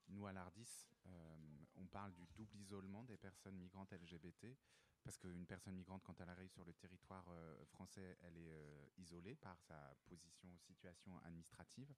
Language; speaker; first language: French; native; French